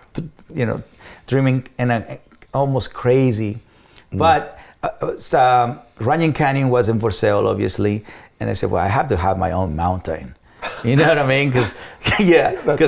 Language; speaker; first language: English; non-native, fluent; Spanish